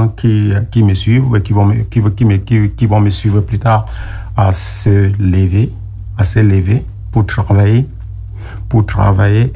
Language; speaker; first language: English; non-native, local second language; French